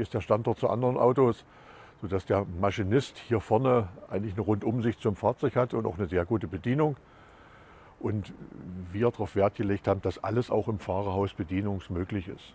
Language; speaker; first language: German; native; German